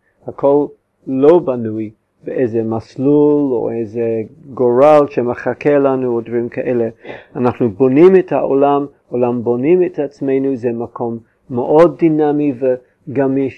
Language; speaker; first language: Hebrew; non-native, fluent; English